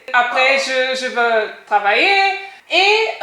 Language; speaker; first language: French; non-native, learner; Portuguese